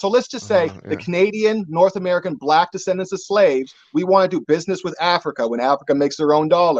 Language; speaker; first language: English; native; English